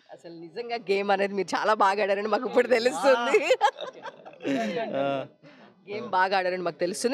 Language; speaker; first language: Telugu; native; Telugu